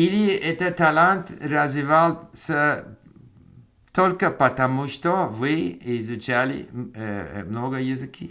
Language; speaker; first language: Russian; non-native, learner; English